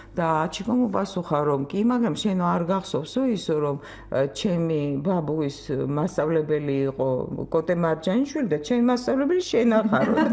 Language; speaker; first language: Georgian; non-native, fluent; Russian